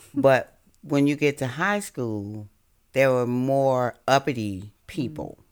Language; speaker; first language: English; native; English